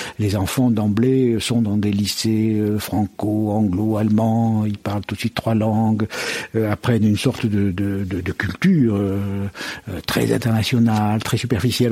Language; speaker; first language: French; native; French